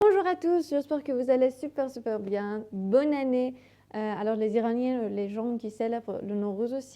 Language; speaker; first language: French; non-native, learner; Persian